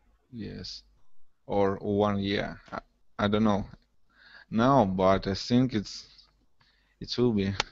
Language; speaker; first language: English; non-native, learner; Russian